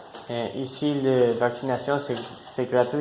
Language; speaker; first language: French; non-native, learner; English